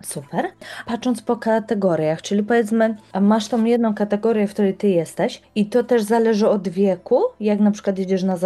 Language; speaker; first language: Polish; native; Polish